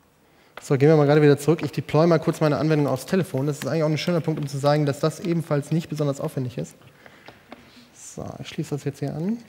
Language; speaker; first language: German; native; German